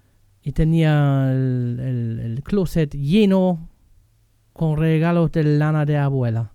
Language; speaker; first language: Spanish; non-native, fluent; German